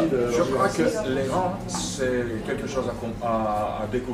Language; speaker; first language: French; non-native, fluent; Russian